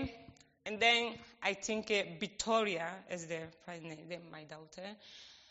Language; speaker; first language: English; non-native, learner; Spanish